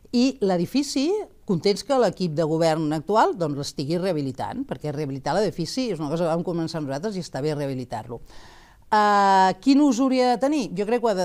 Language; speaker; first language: Catalan; native; Catalan